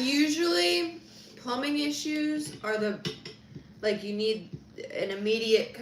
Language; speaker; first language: English; native; English